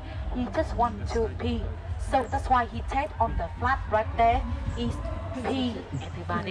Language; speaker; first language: English; non-native, learner; Vietnamese